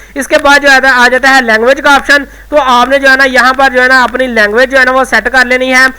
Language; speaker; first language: Urdu; non-native, local second language; Punjabi